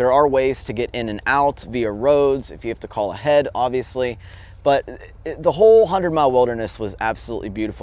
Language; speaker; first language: English; native; English